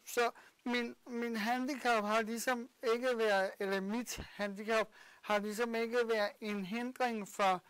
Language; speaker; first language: Danish; early bilingual, other home language; Bosnian